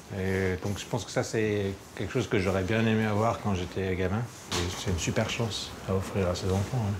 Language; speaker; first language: French; native; French